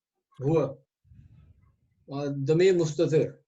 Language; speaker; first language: Arabic; non-native, learner; English